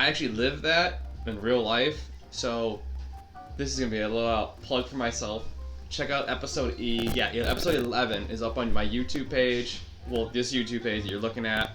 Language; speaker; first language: English; native; English